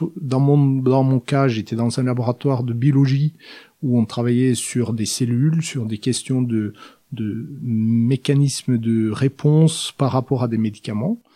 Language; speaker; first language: French; non-native, fluent; Norwegian